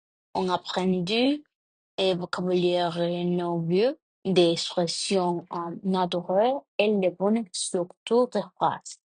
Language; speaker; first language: French; non-native, learner; Spanish